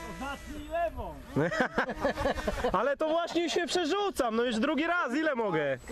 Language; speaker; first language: Polish; native; Polish